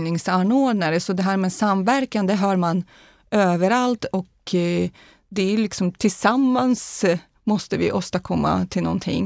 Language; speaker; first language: Swedish; non-native, fluent; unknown